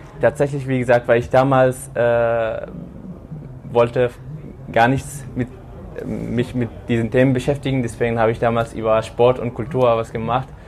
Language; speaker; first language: German; early bilingual, other home language; Arabic